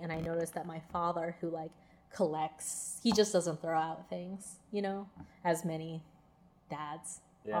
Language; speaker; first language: English; native; English